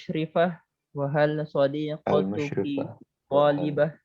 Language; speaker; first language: Arabic; non-native, learner; Indonesian